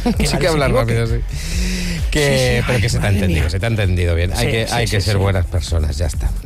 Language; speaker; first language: Spanish; native; Spanish